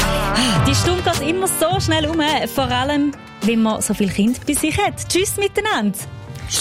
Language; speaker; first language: German; native; German